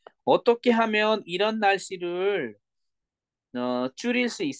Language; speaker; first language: Korean; non-native, fluent; Nepali